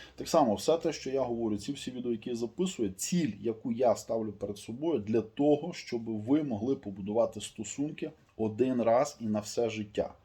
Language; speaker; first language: Ukrainian; native; Ukrainian